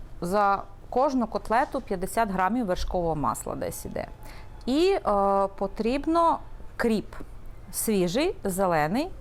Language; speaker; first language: Ukrainian; early bilingual, heritage; Ukrainian